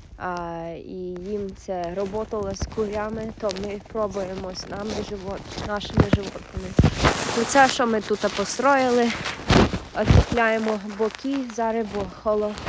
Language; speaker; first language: Ukrainian; early bilingual, heritage; Ukrainian